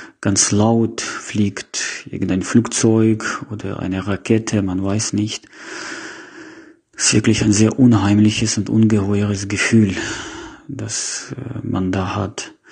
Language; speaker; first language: German; non-native, fluent; Ukrainian